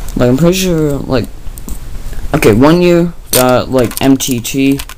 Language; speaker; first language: English; native; English